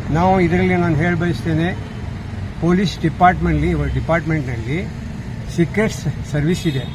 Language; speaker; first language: Kannada; non-native, local second language; Urdu